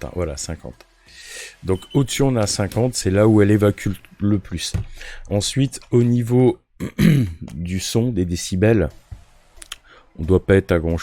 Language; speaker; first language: French; native; French